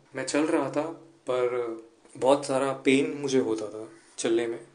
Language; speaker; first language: Hindi; non-native, local second language; Gujarati